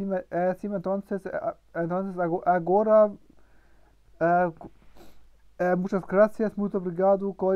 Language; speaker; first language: Portuguese; non-native, learner; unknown